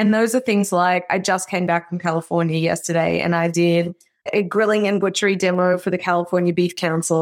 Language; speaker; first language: English; native; English